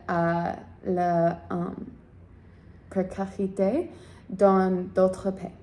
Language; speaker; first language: French; non-native, learner; English